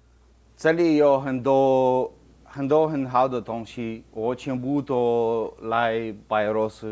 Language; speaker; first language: Chinese; non-native, learner; Russian